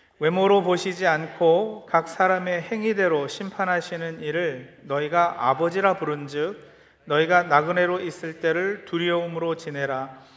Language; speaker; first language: Korean; early bilingual, heritage; Korean